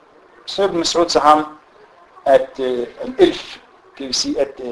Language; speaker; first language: Danish; non-native, fluent; Arabic